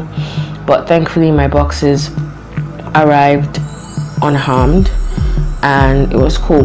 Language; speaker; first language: English; non-native, local second language; Yoruba